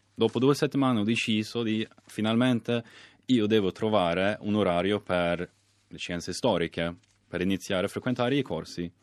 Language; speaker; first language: Italian; non-native, fluent; Swedish